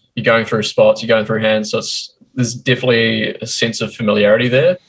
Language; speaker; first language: English; native; English